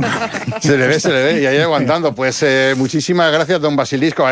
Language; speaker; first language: Spanish; native; Spanish